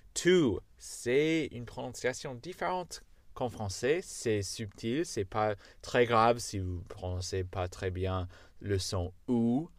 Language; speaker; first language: French; non-native, fluent; English